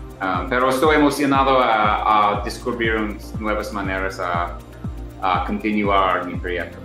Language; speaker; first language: Spanish; non-native, learner; English